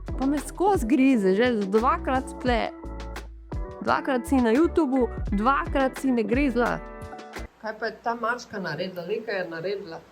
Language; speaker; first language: Slovenian; early bilingual, heritage; Portuguese